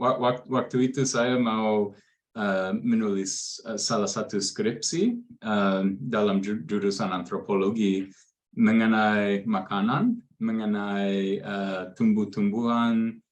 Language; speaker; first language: Indonesian; non-native, fluent; English